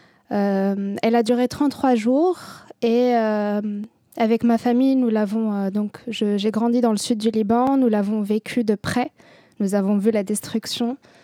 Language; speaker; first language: French; non-native, fluent; Arabic